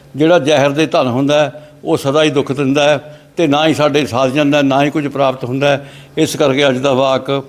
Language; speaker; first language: Punjabi; native; Punjabi